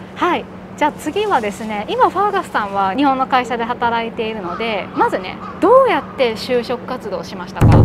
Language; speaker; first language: Japanese; native; Japanese